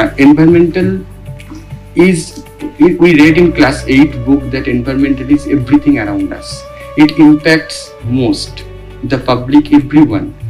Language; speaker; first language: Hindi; non-native, local second language; Telugu